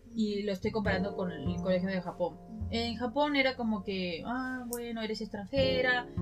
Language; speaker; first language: Spanish; early bilingual, heritage; Japanese